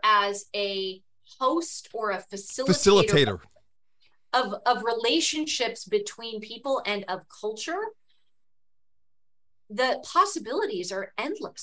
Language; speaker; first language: English; native; English